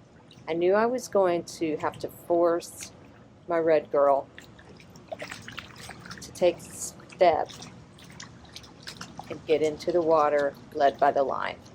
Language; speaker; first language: English; native; English